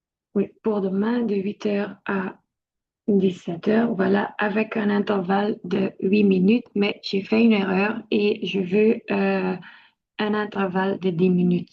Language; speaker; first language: French; non-native, local second language; Dutch